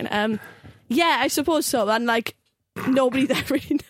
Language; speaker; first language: English; native; English